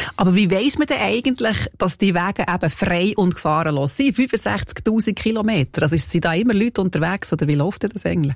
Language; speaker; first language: German; native; German